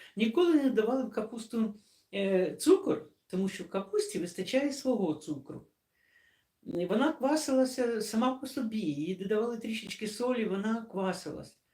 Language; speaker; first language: Ukrainian; non-native, local second language; Russian